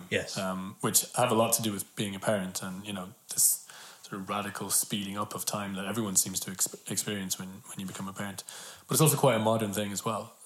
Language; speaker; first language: English; native; English